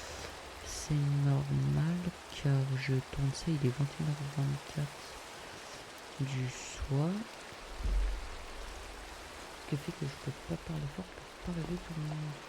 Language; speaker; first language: French; native; French